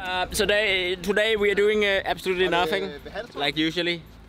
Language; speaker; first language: English; non-native, fluent; Danish